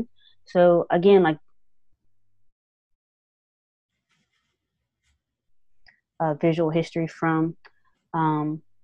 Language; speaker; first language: English; native; English